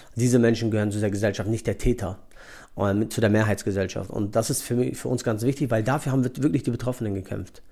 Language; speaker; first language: German; early bilingual, other home language; Turkish